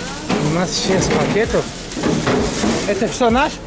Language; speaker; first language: Russian; non-native, fluent; Tajik